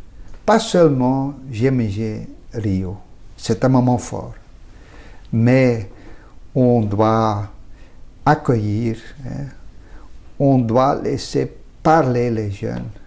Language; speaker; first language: French; non-native, local second language; Dutch